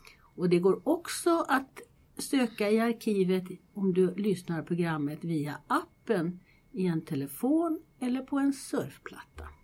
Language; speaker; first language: Swedish; native; Swedish